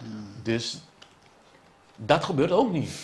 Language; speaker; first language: Dutch; non-native, local second language; Papiamento